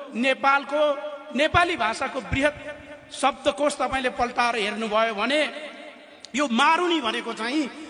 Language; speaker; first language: Nepali; non-native, local second language; Eastern Tamang